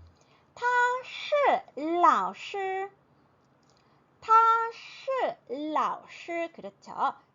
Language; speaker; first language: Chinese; non-native, fluent; Korean